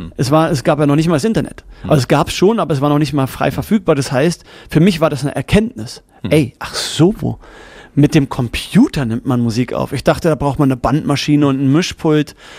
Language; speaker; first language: German; native; German